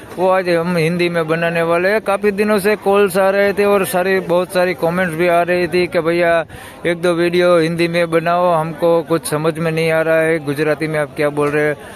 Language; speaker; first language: Hindi; non-native, local second language; Gujarati